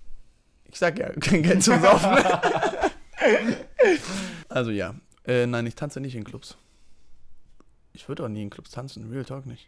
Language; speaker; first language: German; native; German